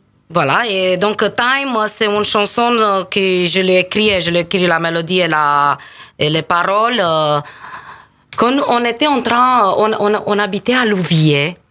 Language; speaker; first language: French; non-native, fluent; Romanian